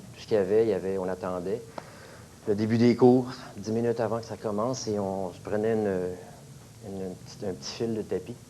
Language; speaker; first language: French; native; French